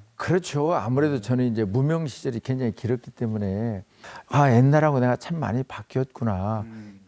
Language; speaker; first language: Korean; native; Korean